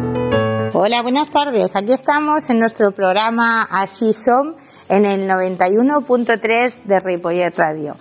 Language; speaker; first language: Spanish; native; Spanish